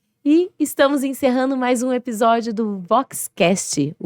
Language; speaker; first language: Portuguese; native; Portuguese